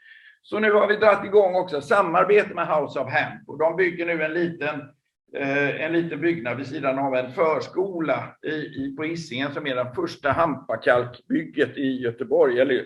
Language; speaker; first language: Swedish; native; Swedish